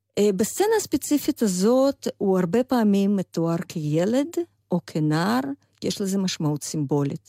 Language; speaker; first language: Hebrew; non-native, fluent; Russian